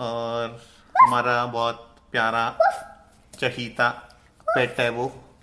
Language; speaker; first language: Hindi; native; Hindi